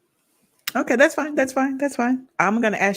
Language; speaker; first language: English; native; English